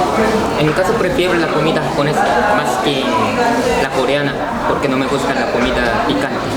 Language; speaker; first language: Spanish; non-native, fluent; Korean